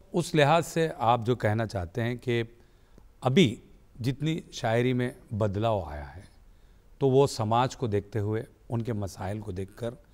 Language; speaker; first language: Urdu; native; Urdu